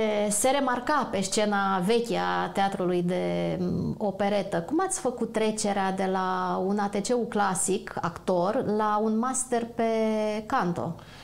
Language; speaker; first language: Romanian; native; Romanian